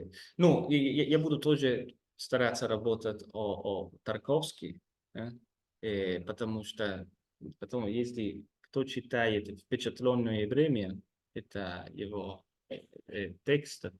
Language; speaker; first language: Russian; non-native, fluent; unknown